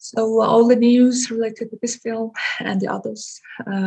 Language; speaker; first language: English; non-native, fluent; Persian